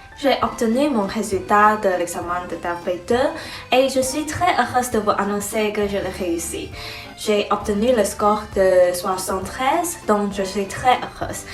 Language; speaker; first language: French; non-native, fluent; Chinese